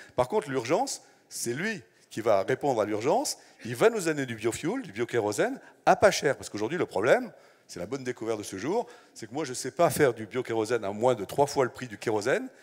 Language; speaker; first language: French; native; French